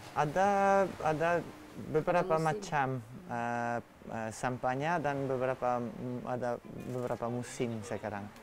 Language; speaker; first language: Indonesian; non-native, learner; Italian